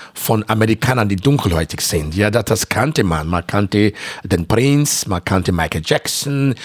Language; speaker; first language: German; non-native, fluent; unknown